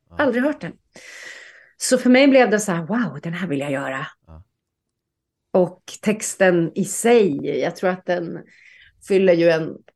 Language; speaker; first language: Swedish; native; Swedish